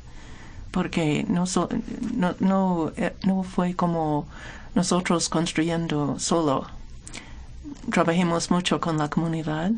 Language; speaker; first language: Spanish; non-native, fluent; English